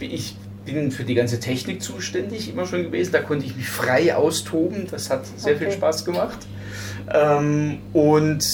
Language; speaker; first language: German; native; German